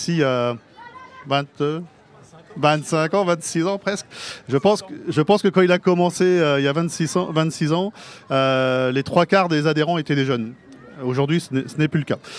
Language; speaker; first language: French; native; French